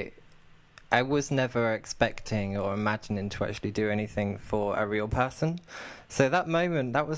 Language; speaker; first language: English; native; English